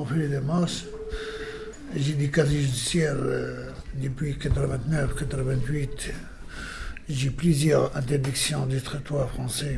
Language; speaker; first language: French; non-native, learner; Arabic